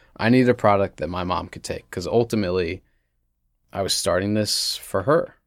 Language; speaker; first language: English; native; English